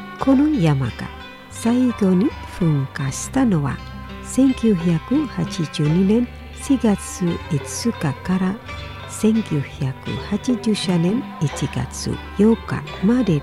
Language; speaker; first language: Japanese; non-native, fluent; Indonesian